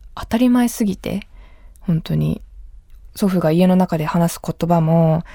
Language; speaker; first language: Japanese; native; Japanese